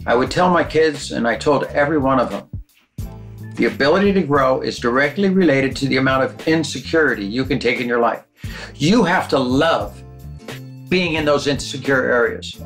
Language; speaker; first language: English; native; English